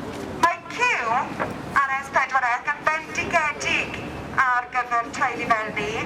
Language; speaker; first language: Welsh; non-native, local second language; English